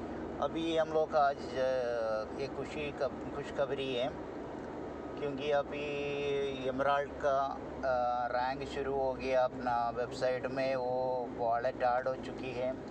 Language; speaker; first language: Hindi; non-native, local second language; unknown